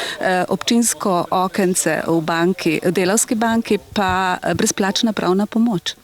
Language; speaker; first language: Slovenian; native; Slovenian